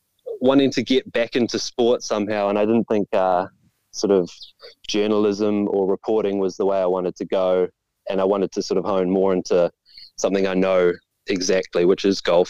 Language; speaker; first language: English; native; English